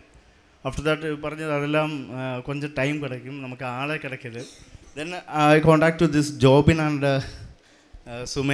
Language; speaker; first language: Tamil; non-native, learner; Malayalam